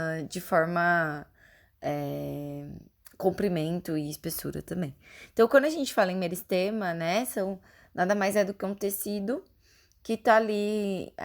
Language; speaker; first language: Portuguese; native; Portuguese